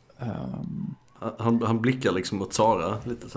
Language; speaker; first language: Swedish; native; Swedish